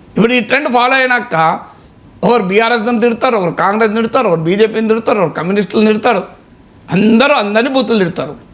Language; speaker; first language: Telugu; native; Telugu